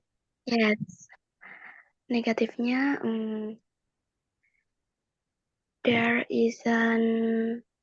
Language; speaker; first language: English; non-native, learner; Indonesian